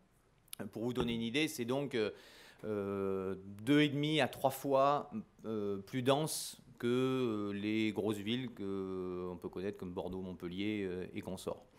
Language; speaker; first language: French; native; French